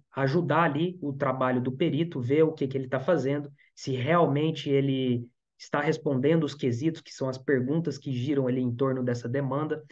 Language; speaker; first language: Portuguese; native; Portuguese